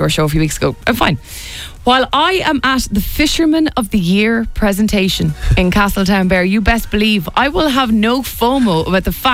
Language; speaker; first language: English; native; English